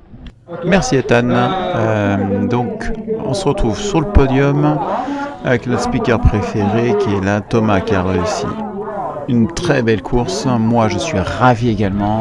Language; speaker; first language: French; native; French